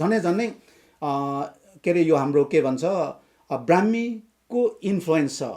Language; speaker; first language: Nepali; non-native, local second language; Limbu